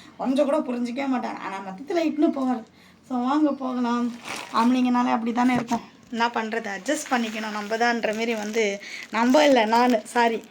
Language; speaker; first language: Tamil; native; Tamil